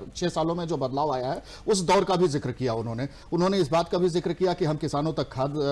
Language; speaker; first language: Hindi; native; Hindi